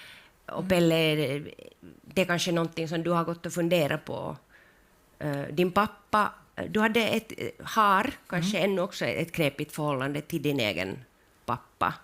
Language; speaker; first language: Swedish; native; Swedish